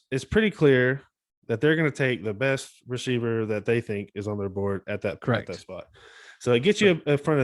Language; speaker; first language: English; native; English